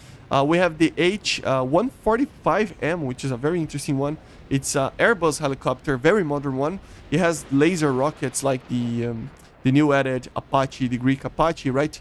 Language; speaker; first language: English; non-native, fluent; Portuguese